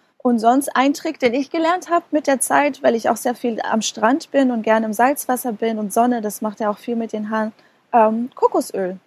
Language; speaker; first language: German; non-native, fluent; Portuguese